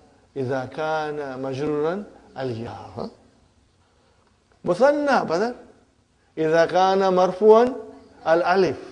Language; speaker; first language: Arabic; non-native, fluent; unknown